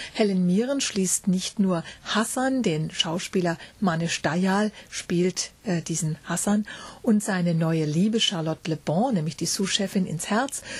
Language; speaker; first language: German; native; German